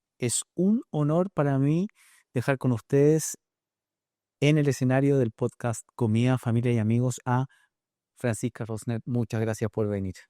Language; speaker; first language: Spanish; native; Spanish